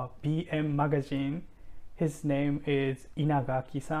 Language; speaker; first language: English; non-native, fluent; Japanese